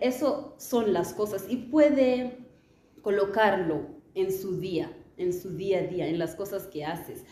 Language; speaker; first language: Spanish; non-native, learner; Swahili